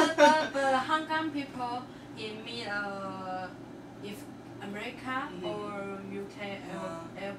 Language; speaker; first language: English; non-native, learner; Chinese